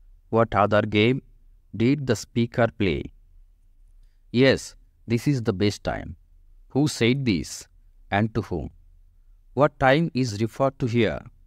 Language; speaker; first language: English; non-native, local second language; Bangla